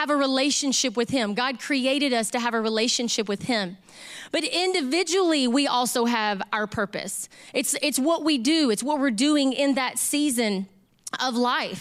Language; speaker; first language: English; native; English